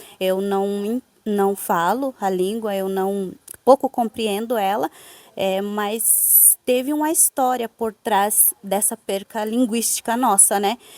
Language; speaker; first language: Portuguese; native; Portuguese